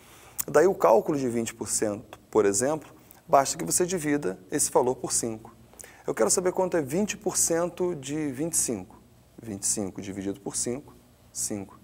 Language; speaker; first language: Portuguese; native; Portuguese